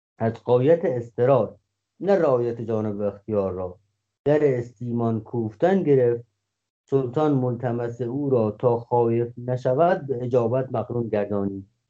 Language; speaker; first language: Persian; non-native, local second language; Kurdish